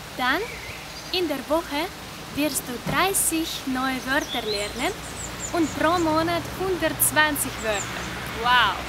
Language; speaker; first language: German; non-native, fluent; Russian